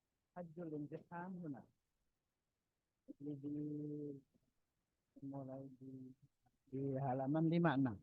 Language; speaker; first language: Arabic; non-native, fluent; Indonesian